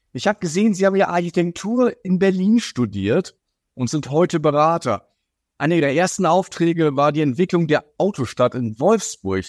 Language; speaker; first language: German; native; German